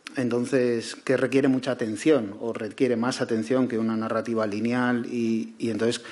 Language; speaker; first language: Spanish; native; Spanish